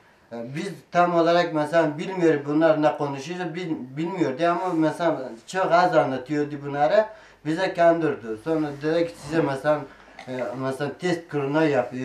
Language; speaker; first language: Turkish; non-native, learner; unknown